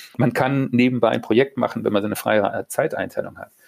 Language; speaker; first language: German; native; German